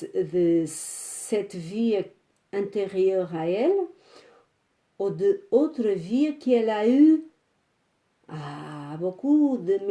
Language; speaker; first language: French; non-native, fluent; Portuguese